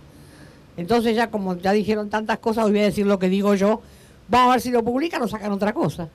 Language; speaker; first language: Spanish; native; Spanish